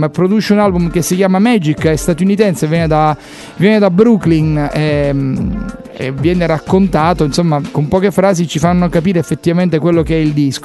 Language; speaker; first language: Italian; native; Italian